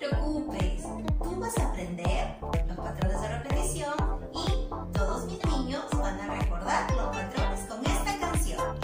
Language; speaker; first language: Spanish; native; Spanish